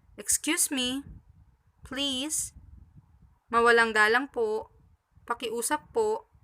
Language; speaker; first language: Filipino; native; Filipino